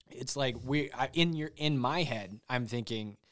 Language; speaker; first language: English; native; English